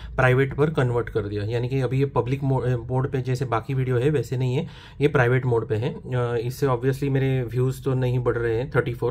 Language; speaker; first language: Hindi; non-native, local second language; Marathi